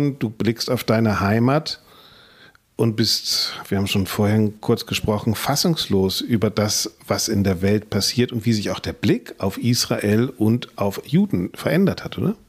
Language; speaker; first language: German; native; German